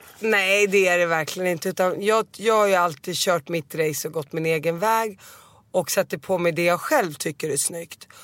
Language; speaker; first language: Swedish; early bilingual, other home language; Arabic